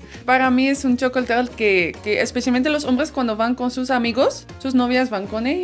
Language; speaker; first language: Spanish; non-native, fluent; Dutch